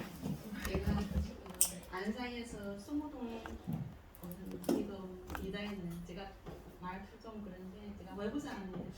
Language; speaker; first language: Korean; non-native, learner; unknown